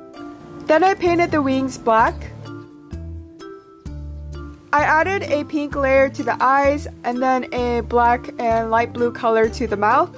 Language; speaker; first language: English; native; English